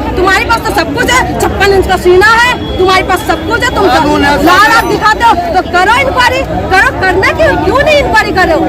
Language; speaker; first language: Hindi; non-native, local second language; Manipuri